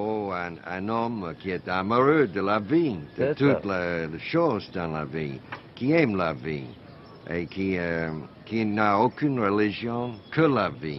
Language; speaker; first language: French; non-native, fluent; English